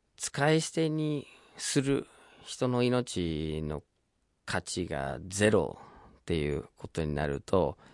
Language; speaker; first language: Japanese; non-native, fluent; English